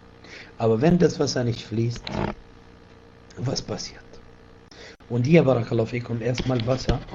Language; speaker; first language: German; non-native, fluent; Arabic